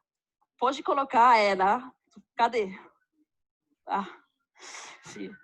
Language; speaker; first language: Portuguese; non-native, fluent; Arabic